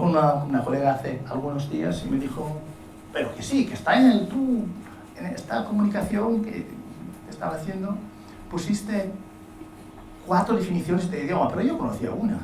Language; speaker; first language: Spanish; non-native, fluent; Italian